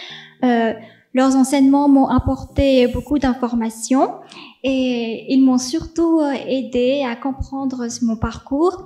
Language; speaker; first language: French; non-native, local second language; Malagasy